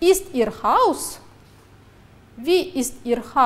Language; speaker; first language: German; non-native, fluent; Uzbek